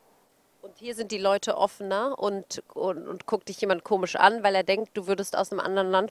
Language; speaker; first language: German; native; German